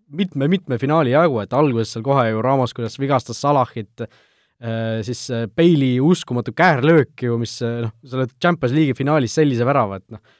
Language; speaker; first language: Estonian; native; Estonian